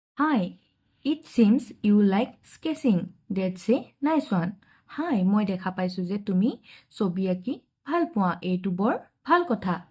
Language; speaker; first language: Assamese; native; Assamese